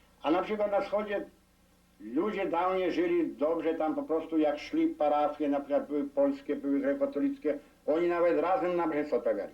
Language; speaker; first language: Polish; non-native, local second language; Rusyn